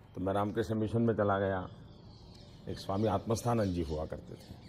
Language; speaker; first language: Hindi; non-native, local second language; Gujarati